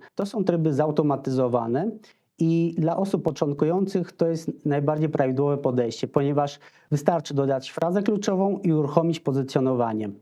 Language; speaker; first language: Polish; non-native, fluent; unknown